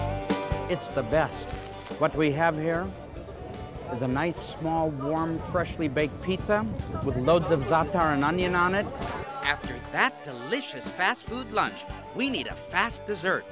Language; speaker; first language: English; native; English